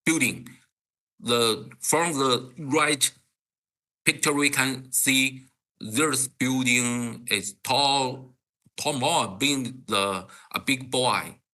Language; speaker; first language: English; non-native, learner; Chinese